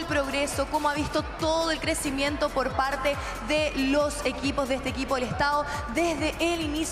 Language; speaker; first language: Spanish; native; Spanish